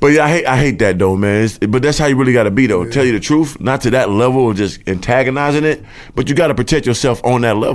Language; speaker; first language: English; native; English